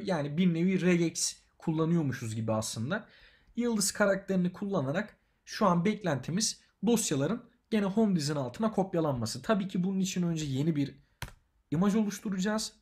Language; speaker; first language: Turkish; native; Turkish